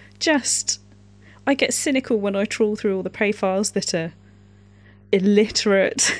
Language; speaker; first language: English; native; English